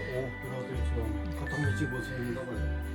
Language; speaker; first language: Japanese; native; Japanese